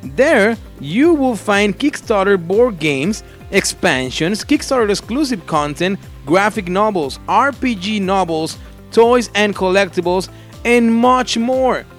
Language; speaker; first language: English; non-native, fluent; Spanish